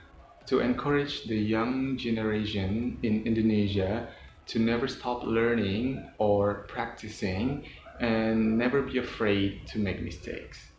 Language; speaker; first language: English; non-native, local second language; Indonesian